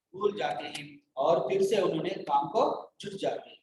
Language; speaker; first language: Hindi; non-native, local second language; Telugu